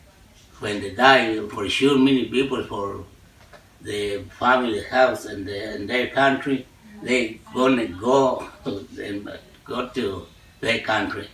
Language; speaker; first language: English; non-native, learner; Spanish